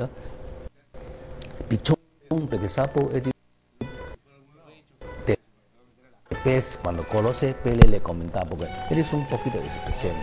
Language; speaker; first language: Spanish; non-native, learner; Cantonese